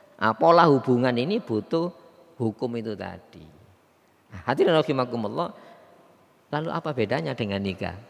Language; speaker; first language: Indonesian; non-native, local second language; Javanese